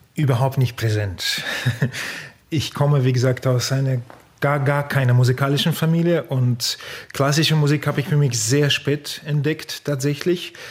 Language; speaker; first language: German; non-native, fluent; Russian